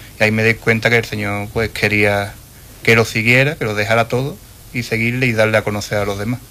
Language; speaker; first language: Spanish; native; Spanish